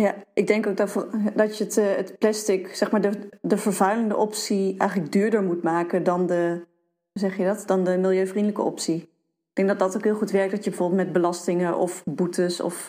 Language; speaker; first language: Dutch; native; Dutch